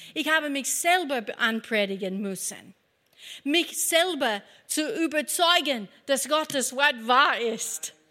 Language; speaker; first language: German; non-native, fluent; English